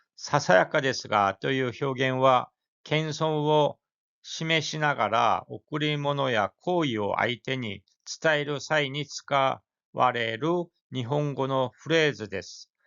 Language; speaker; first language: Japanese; non-native, fluent; Korean